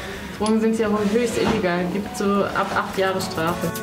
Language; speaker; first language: German; native; German